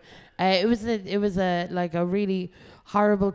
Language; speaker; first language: English; native; English